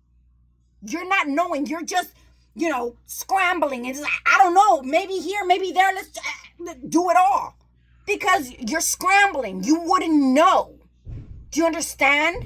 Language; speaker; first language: English; native; English